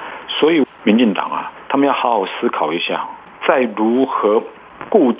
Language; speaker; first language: Chinese; native; Chinese